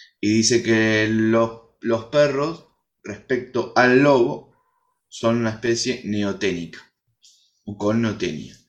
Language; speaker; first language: Spanish; native; Spanish